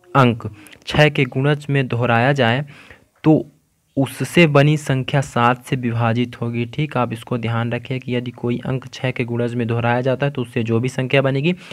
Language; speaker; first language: Hindi; native; Hindi